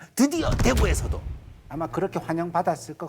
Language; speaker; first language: Korean; native; Korean